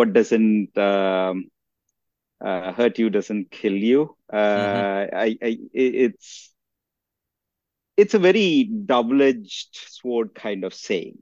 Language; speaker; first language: English; non-native, local second language; Tamil